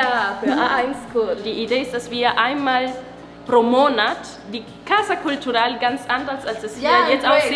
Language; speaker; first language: German; non-native, fluent; Spanish